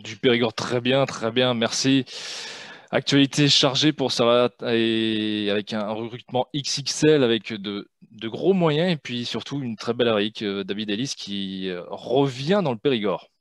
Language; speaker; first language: French; native; French